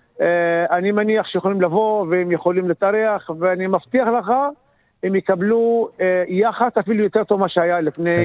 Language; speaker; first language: Hebrew; non-native, local second language; Arabic